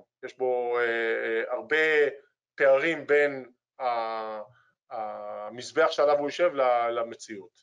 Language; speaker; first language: Hebrew; native; Hebrew